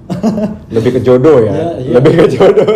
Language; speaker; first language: Indonesian; native; Indonesian